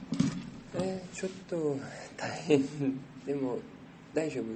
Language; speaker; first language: Japanese; non-native, learner; French